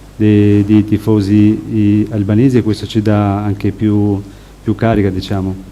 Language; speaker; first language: Italian; non-native, fluent; Albanian